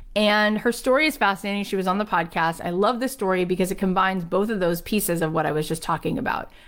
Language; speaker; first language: English; native; English